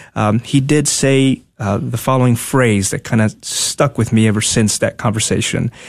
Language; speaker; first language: English; non-native, fluent; Spanish